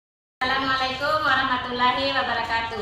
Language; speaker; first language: Indonesian; native; Indonesian